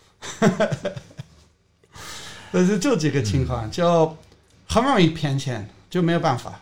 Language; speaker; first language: Chinese; non-native, fluent; English